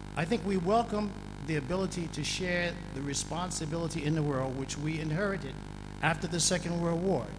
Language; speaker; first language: English; native; English